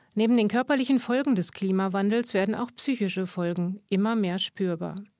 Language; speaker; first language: German; native; German